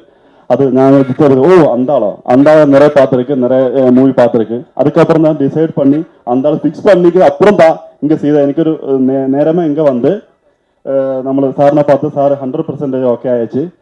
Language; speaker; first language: Tamil; non-native, learner; Malayalam